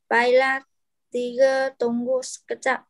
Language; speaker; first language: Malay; non-native, learner; Vietnamese